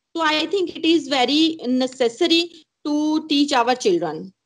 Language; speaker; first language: English; non-native, local second language; Punjabi